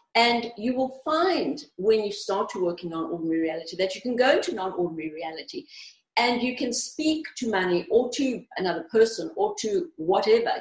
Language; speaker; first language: English; early bilingual, other home language; Greek